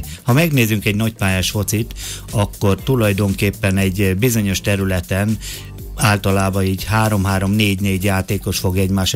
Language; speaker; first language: Hungarian; native; Hungarian